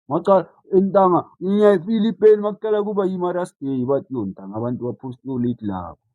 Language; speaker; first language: Zulu; native; Zulu